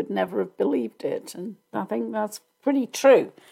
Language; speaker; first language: English; native; English